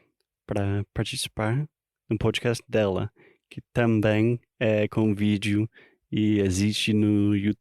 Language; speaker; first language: Portuguese; non-native, fluent; English